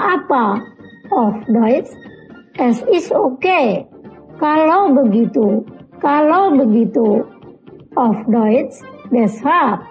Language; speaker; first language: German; non-native, learner; Indonesian